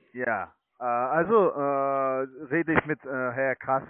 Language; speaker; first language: German; non-native, learner; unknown